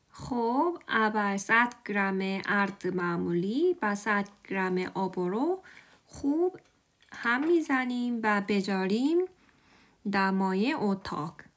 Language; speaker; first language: Persian; non-native, learner; Korean